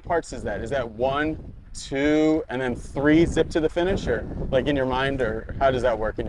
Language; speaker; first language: English; native; English